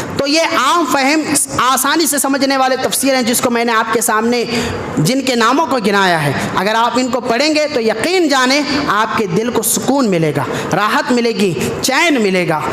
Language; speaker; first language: Urdu; native; Urdu